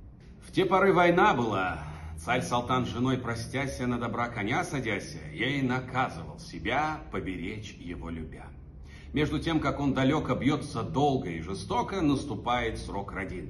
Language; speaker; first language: Russian; native; Russian